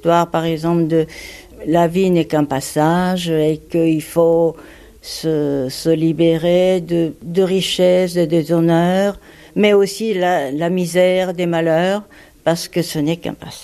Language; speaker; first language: French; non-native, fluent; Japanese